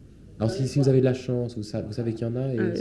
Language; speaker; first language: French; native; French